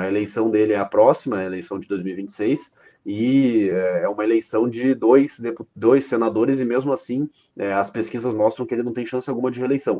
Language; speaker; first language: Portuguese; native; Portuguese